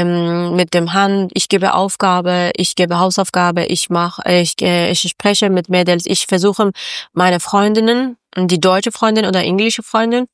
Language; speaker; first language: German; non-native, learner; Persian